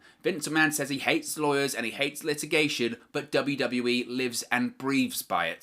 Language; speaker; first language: English; native; English